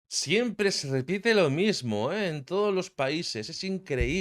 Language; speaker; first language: Spanish; native; Spanish